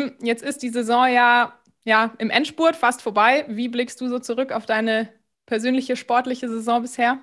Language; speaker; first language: German; native; German